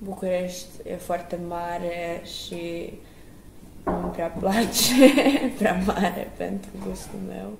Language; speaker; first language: Romanian; early bilingual, heritage; Croatian